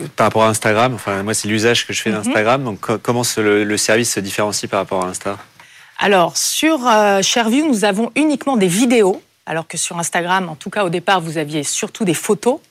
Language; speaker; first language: French; native; French